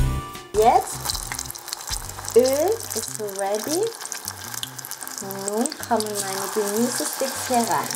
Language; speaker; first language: German; early bilingual, other home language; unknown